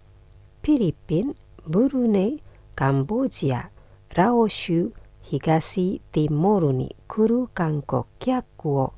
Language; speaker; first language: Japanese; non-native, fluent; Indonesian